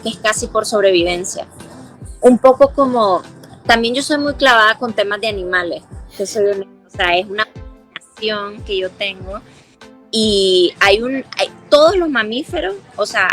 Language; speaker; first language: Spanish; native; Spanish